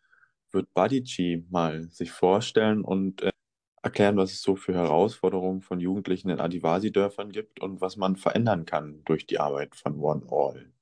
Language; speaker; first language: German; native; German